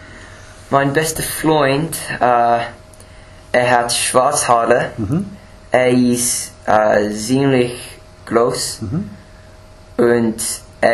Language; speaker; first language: German; non-native, learner; English